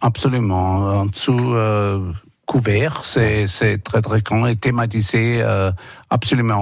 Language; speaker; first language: French; non-native, fluent; German